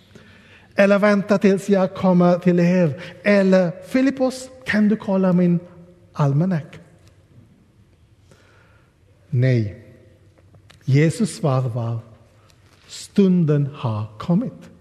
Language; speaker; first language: Swedish; non-native, fluent; English